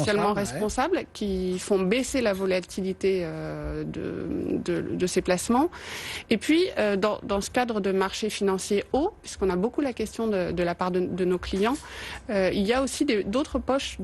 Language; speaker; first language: French; native; French